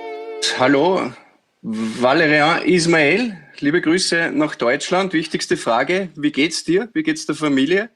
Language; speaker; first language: German; native; German